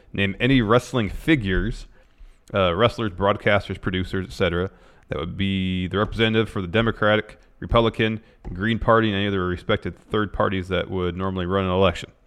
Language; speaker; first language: English; native; English